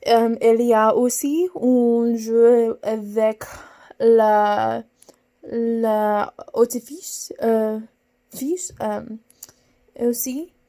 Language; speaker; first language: French; non-native, learner; English